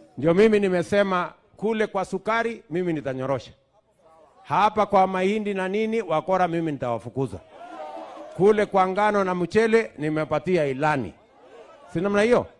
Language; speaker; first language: Swahili; non-native, local second language; Kalenjin